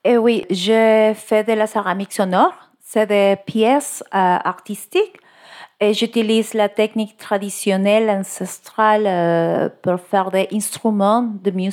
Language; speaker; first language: French; non-native, learner; Spanish